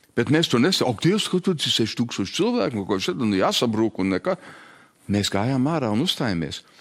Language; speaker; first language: Latvian; early bilingual, heritage; Latvian